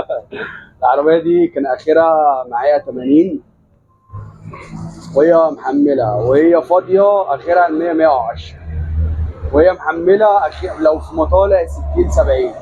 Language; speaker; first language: Arabic; native; Arabic